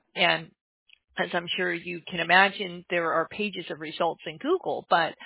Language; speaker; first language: English; native; English